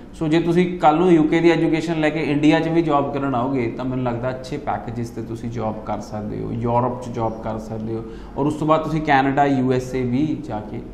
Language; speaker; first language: Punjabi; native; Punjabi